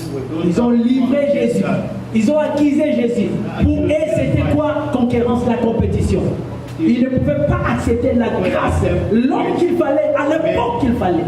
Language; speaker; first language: French; non-native, local second language; Lingala